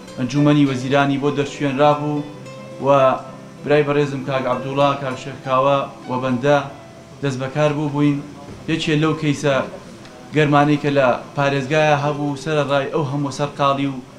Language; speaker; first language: Central Kurdish; native; Central Kurdish